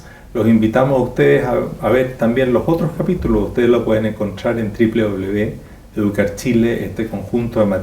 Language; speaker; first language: Spanish; native; Spanish